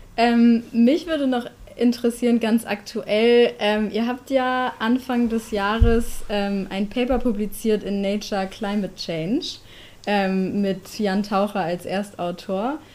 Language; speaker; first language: German; native; German